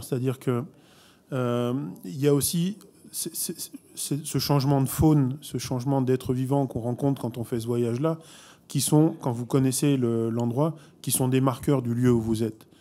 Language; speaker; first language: French; native; French